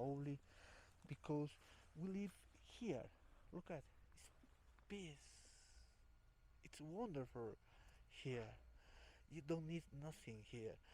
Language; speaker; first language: English; non-native, learner; Spanish